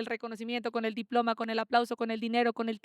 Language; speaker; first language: Spanish; native; Spanish